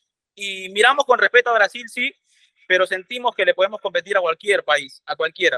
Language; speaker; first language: Spanish; native; Spanish